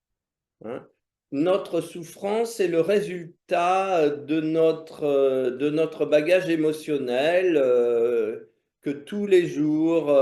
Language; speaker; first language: French; native; French